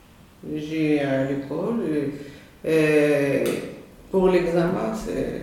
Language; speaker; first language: French; non-native, learner; Arabic